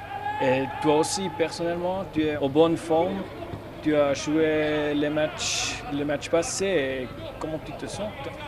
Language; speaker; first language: French; non-native, fluent; German